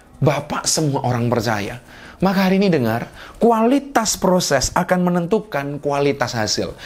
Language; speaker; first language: Indonesian; native; Indonesian